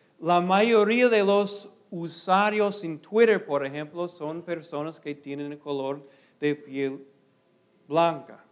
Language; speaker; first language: Spanish; non-native, fluent; English